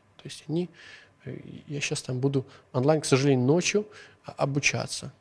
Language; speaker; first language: Russian; non-native, local second language; Hungarian